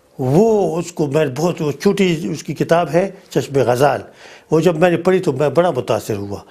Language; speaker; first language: Urdu; non-native, local second language; Pashto